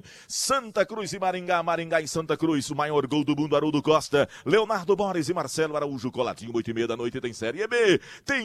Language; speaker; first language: Portuguese; native; Portuguese